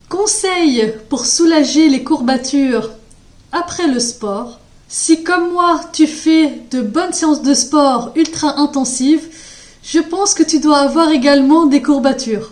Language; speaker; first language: French; native; French